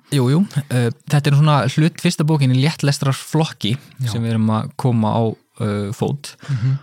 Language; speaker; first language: Icelandic; native; Icelandic